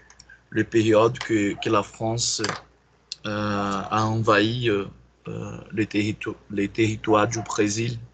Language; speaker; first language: French; non-native, learner; Portuguese